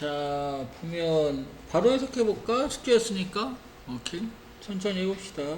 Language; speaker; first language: Korean; native; Korean